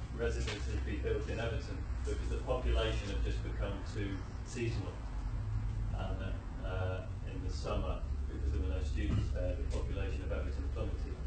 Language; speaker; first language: English; native; English